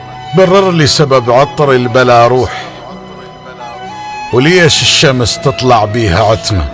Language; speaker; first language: Arabic; native; Arabic